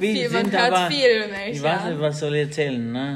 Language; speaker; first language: German; non-native, learner; Albanian